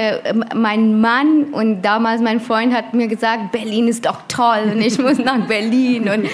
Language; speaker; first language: German; non-native, learner; Hindi